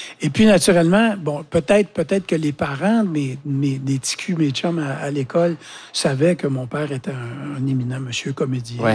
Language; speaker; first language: French; native; French